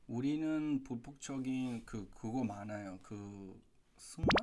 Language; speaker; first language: Korean; non-native, fluent; Spanish